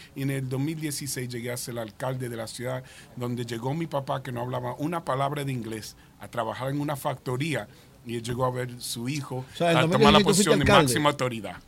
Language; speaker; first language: Spanish; early bilingual, heritage; Spanish